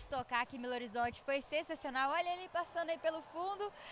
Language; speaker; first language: Portuguese; native; Portuguese